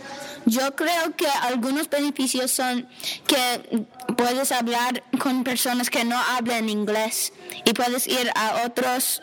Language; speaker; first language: Spanish; non-native, learner; English